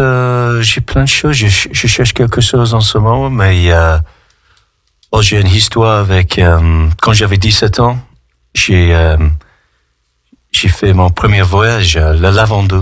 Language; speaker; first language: French; non-native, fluent; English